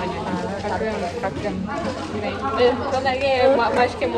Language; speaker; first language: Korean; non-native, learner; Russian